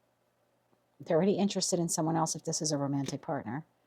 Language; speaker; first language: English; native; English